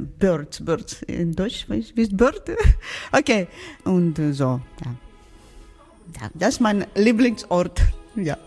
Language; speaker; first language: German; non-native, learner; Ukrainian